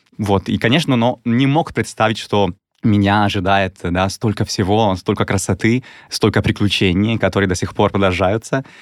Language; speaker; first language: Russian; non-native, fluent; Italian